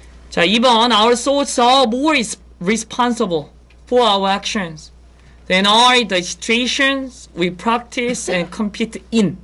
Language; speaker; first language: English; non-native, fluent; Korean